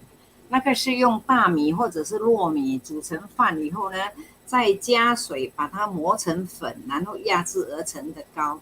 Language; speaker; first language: Chinese; native; Chinese